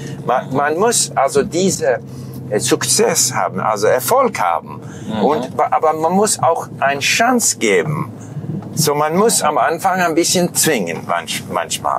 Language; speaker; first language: German; non-native, fluent; English